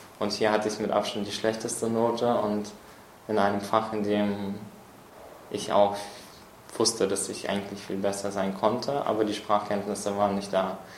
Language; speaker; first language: German; early bilingual, other home language; Russian